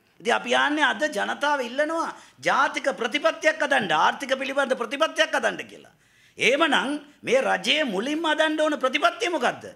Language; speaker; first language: Sinhala; non-native, local second language; Tamil